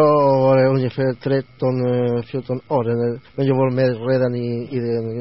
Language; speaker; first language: Swedish; non-native, learner; Spanish